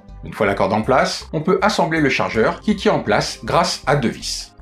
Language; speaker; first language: French; native; French